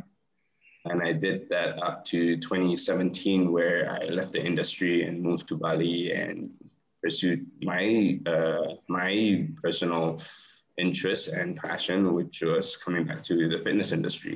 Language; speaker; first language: English; non-native, local second language; Chinese